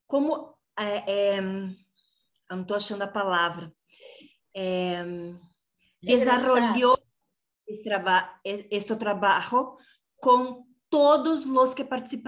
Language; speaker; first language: Spanish; non-native, learner; Portuguese